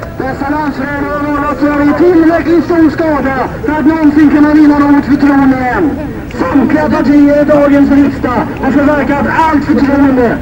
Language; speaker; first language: Swedish; native; Swedish